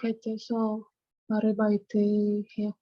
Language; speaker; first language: Korean; non-native, learner; Russian